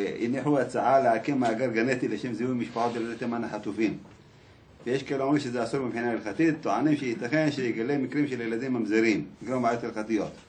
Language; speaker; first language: Hebrew; early bilingual, other home language; Arabic